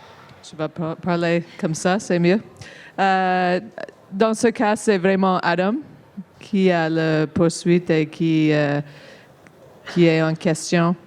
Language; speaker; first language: French; non-native, local second language; English